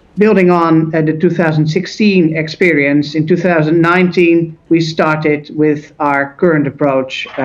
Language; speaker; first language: English; non-native, fluent; Dutch